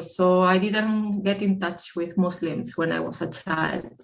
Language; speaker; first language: English; non-native, fluent; Spanish